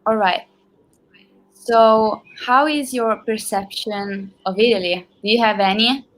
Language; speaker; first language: English; non-native, fluent; Italian